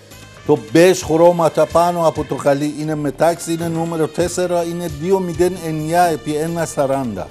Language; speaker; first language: Greek; non-native, learner; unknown